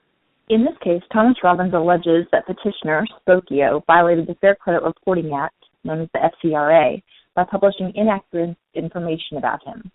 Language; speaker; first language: English; native; English